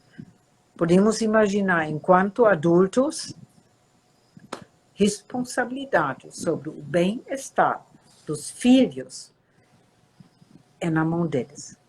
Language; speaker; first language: Portuguese; non-native, fluent; German